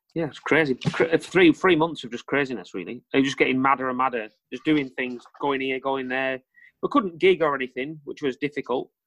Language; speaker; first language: English; native; English